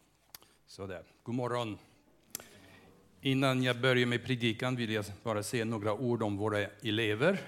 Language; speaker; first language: Swedish; non-native, fluent; English